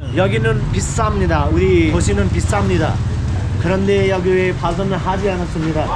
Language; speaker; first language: Korean; non-native, learner; Nepali